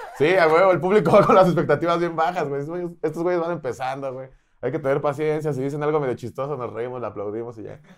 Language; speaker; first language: Spanish; native; Spanish